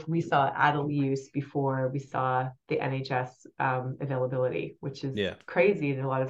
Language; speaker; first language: English; native; English